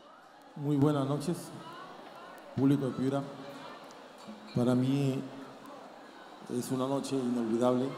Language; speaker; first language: Spanish; native; Spanish